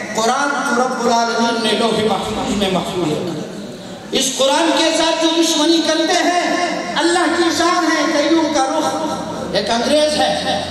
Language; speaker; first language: Urdu; non-native, local second language; Pashto